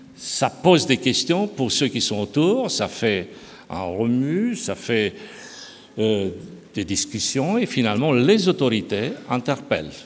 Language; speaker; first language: French; non-native, fluent; Romanian